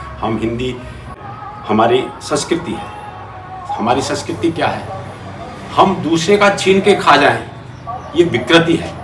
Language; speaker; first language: Hindi; native; Hindi